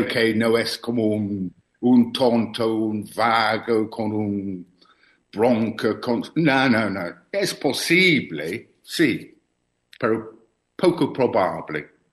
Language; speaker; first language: Spanish; non-native, learner; English